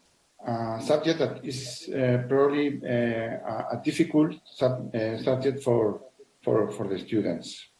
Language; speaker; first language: English; non-native, learner; Spanish